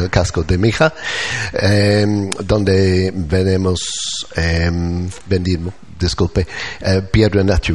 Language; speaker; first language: Spanish; non-native, learner; English